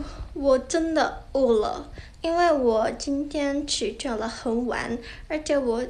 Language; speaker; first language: Chinese; non-native, learner; Japanese